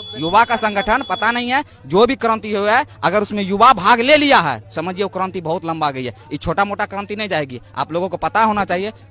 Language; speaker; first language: Hindi; native; Hindi